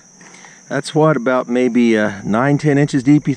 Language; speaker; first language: English; native; English